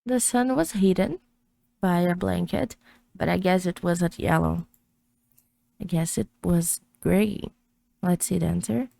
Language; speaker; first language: English; non-native, fluent; Portuguese